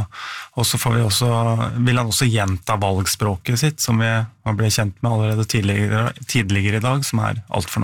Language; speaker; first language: Norwegian; native; Norwegian